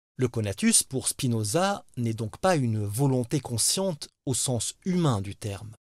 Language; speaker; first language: French; native; French